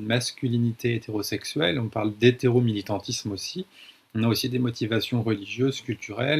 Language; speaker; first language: French; native; French